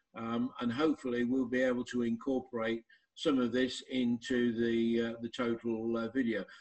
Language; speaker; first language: English; native; English